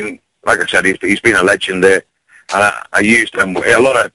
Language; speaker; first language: English; native; English